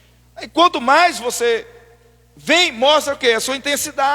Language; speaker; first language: Portuguese; native; Portuguese